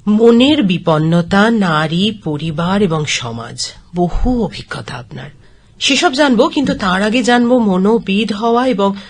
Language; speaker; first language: Bangla; native; Bangla